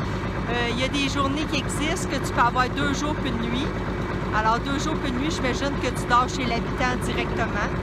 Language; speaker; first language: French; native; French